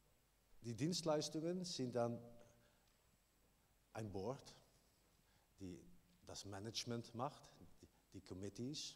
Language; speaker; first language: German; non-native, learner; Dutch